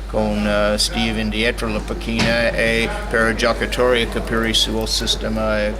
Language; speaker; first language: Italian; non-native, learner; English